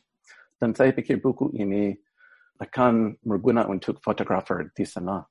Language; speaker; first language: Indonesian; non-native, fluent; English